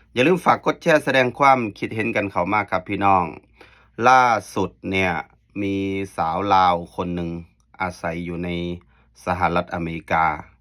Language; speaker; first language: Thai; native; Thai